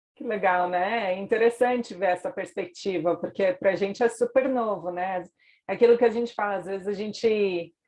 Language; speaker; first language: Portuguese; native; Portuguese